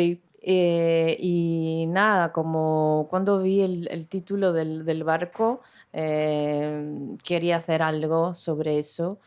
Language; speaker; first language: Spanish; non-native, fluent; Greek